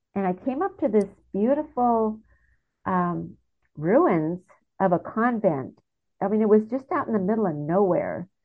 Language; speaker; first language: English; native; English